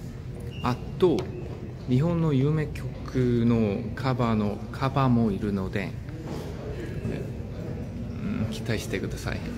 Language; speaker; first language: Japanese; non-native, learner; Korean